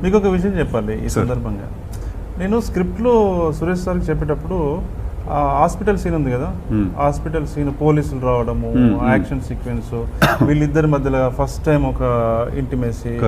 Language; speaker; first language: Telugu; native; Telugu